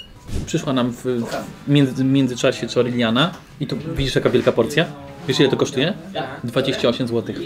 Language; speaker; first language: Polish; native; Polish